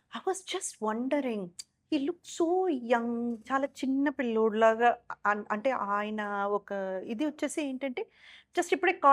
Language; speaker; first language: Telugu; native; Telugu